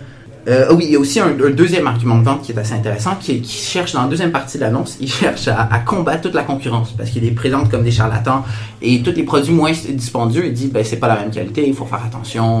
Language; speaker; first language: French; native; French